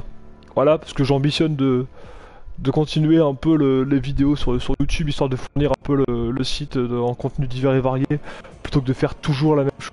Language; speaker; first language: French; native; French